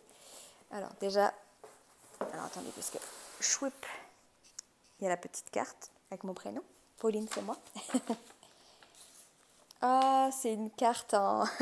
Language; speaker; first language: French; native; French